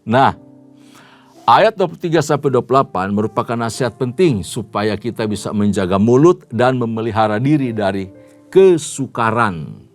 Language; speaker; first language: Indonesian; native; Indonesian